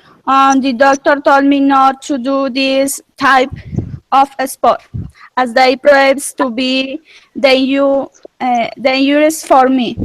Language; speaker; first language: English; non-native, learner; Spanish